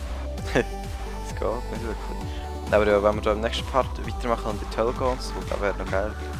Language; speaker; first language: German; native; German